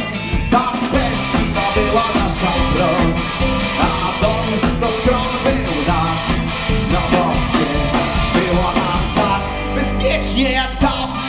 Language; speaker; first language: Polish; native; Polish